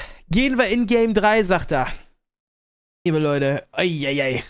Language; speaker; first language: German; native; German